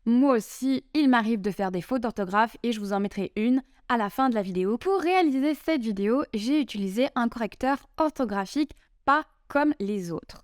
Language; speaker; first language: French; native; French